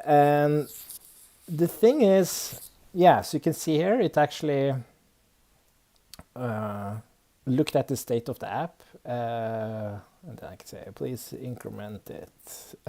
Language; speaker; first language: English; non-native, fluent; Swedish